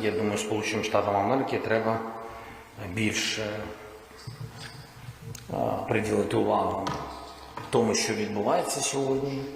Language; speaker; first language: Ukrainian; non-native, local second language; Russian